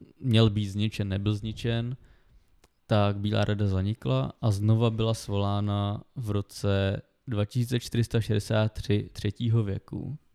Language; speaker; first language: Czech; native; Czech